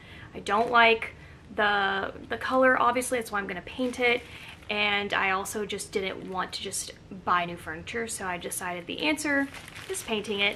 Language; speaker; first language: English; native; English